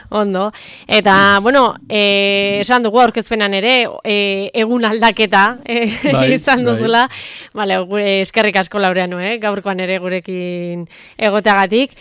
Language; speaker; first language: Basque; native; Basque